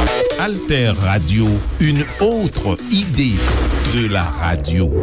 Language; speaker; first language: French; non-native, local second language; Haitian Creole